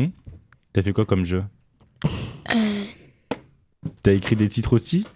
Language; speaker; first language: French; native; French